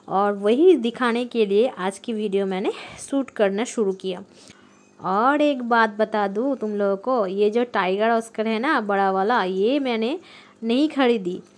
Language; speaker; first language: Hindi; non-native, local second language; Bangla